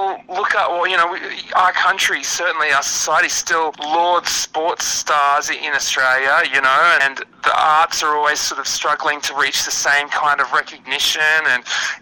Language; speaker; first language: English; native; English